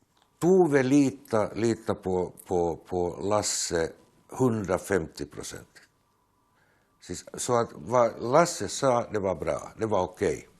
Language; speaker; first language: Swedish; non-native, local second language; Finnish